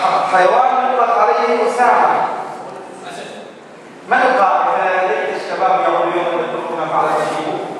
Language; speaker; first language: Arabic; native; Arabic